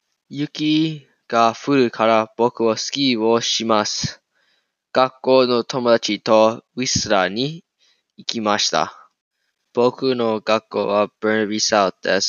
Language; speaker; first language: Japanese; non-native, learner; English